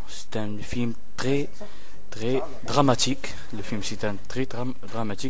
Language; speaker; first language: French; non-native, local second language; Arabic